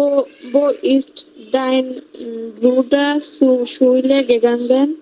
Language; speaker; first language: German; non-native, learner; Bangla